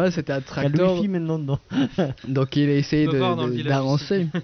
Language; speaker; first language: French; non-native, fluent; Persian